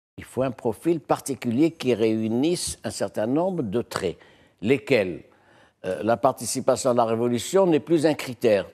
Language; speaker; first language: French; non-native, local second language; Arabic